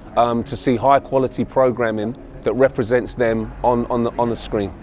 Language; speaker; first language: English; native; English